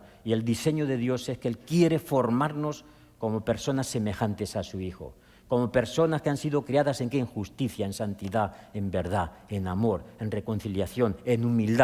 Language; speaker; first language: Spanish; native; Spanish